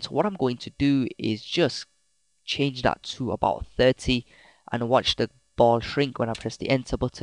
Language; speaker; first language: English; native; English